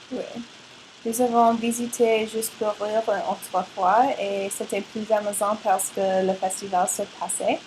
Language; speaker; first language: French; non-native, learner; English